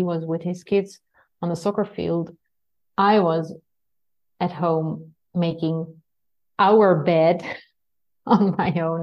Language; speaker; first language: English; non-native, fluent; Dutch